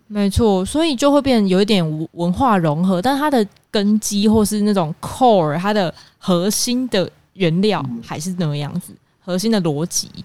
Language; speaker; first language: Chinese; native; Chinese